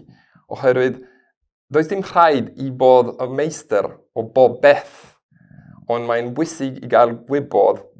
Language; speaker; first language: Welsh; non-native, learner; Spanish